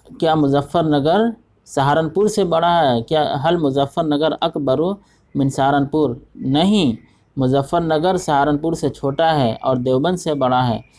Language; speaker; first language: Urdu; native; Urdu